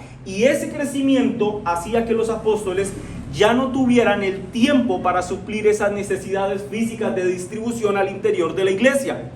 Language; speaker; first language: Spanish; native; Spanish